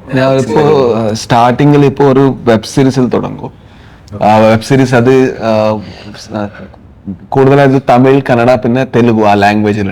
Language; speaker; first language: Malayalam; non-native, learner; Kannada